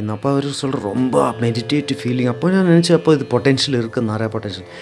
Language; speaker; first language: Tamil; non-native, learner; Malayalam